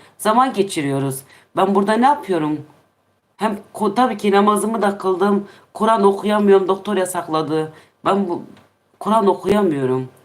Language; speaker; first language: Turkish; non-native, local second language; Kurdish